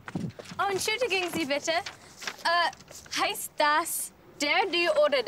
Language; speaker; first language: German; non-native, learner; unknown